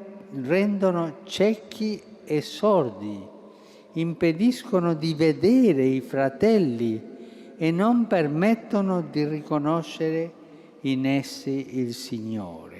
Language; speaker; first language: Italian; non-native, fluent; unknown